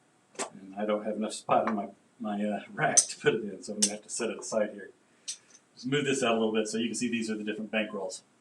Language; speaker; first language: English; native; English